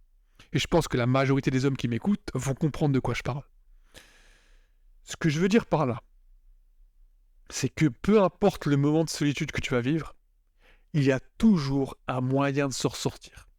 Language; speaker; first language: French; native; French